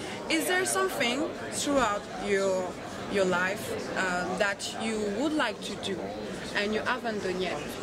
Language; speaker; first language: English; non-native, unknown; French